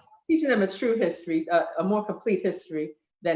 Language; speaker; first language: English; native; English